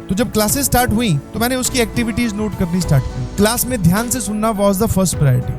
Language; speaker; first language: Hindi; native; Hindi